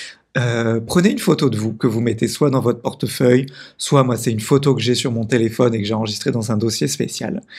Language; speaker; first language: French; native; French